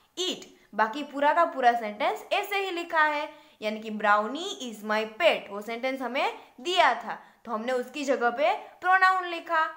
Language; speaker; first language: Hindi; non-native, local second language; Gujarati